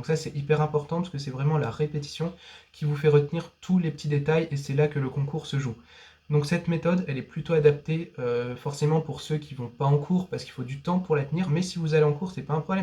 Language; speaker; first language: French; native; French